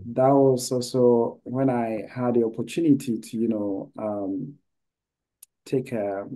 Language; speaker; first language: English; non-native, local second language; Akan